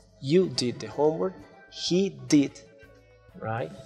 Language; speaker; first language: English; non-native, fluent; Spanish